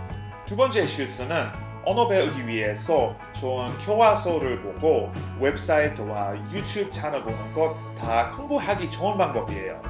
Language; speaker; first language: Korean; non-native, fluent; English